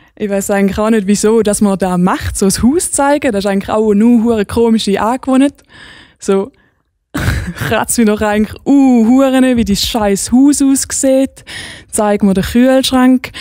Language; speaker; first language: German; native; German